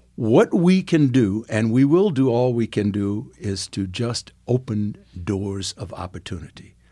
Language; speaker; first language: English; native; English